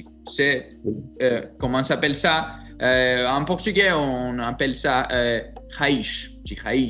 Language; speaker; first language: French; non-native, learner; Greek